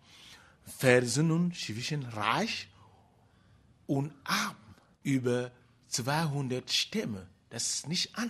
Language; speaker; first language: German; non-native, fluent; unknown